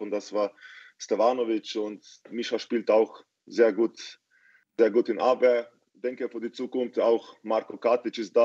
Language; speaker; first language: German; non-native, fluent; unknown